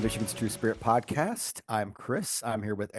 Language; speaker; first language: English; native; English